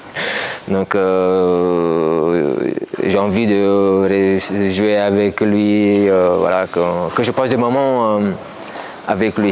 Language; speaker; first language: French; non-native, fluent; Romanian